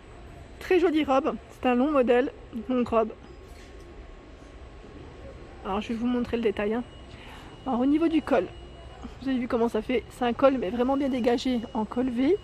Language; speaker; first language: French; native; French